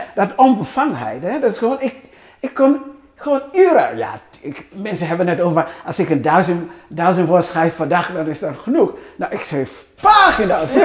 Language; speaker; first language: Dutch; non-native, fluent; Arabic